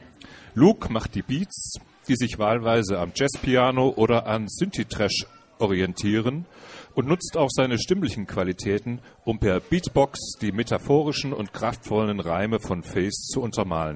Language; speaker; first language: German; native; German